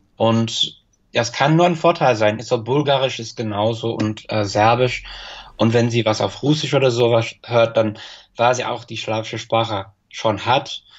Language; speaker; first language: German; non-native, fluent; English